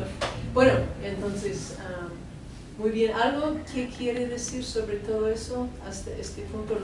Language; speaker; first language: Spanish; non-native, fluent; English